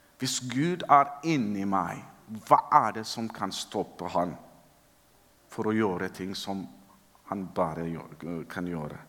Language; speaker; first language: Norwegian; non-native, fluent; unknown